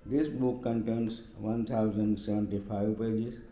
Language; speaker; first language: English; non-native, local second language; Gujarati